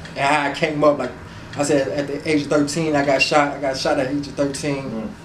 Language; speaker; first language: English; native; English